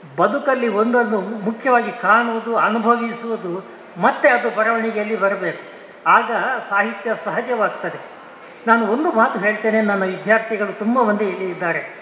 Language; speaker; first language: Kannada; non-native, local second language; Badaga